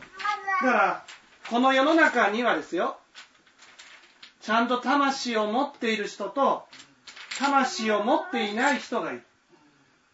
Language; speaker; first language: Japanese; native; Japanese